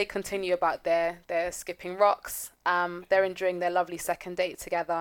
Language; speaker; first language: English; native; English